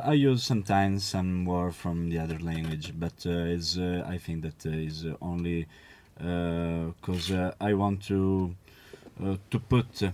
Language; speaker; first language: English; non-native, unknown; Italian